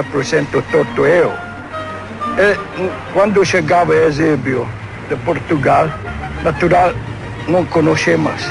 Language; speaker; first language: Portuguese; non-native, learner; Hungarian